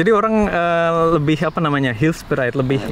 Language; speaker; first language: Indonesian; native; Indonesian